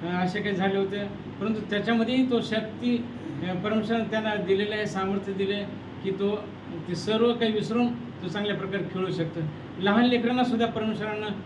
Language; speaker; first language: Marathi; native; Marathi